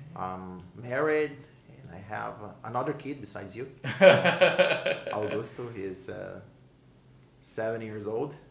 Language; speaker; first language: English; non-native, fluent; Portuguese